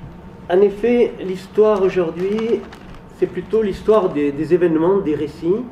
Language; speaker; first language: French; native; French